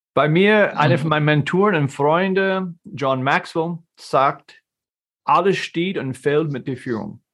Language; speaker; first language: German; non-native, fluent; English